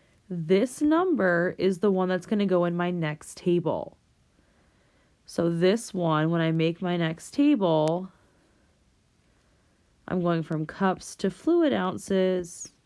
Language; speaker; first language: English; native; English